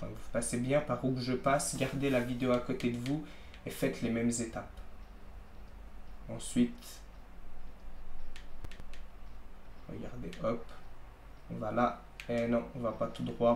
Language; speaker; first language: French; native; French